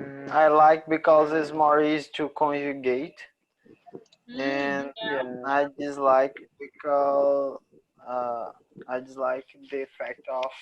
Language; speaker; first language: English; non-native, learner; Portuguese